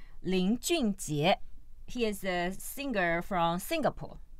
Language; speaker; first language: English; non-native, fluent; Chinese